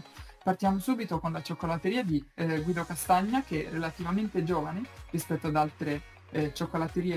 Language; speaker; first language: Italian; native; Italian